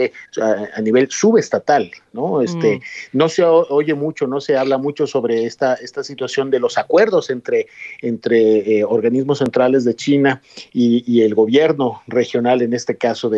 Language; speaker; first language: Spanish; native; Spanish